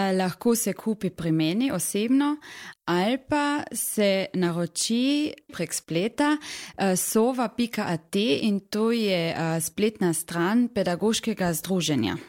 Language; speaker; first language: Slovenian; native; Slovenian